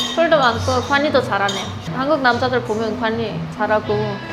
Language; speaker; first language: Korean; non-native, fluent; Turkish